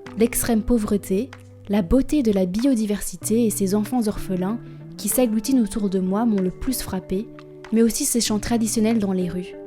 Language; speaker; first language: French; native; French